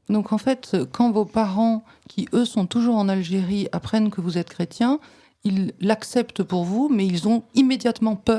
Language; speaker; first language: French; native; French